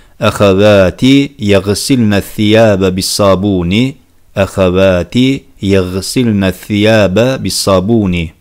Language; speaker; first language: Arabic; non-native, fluent; Turkish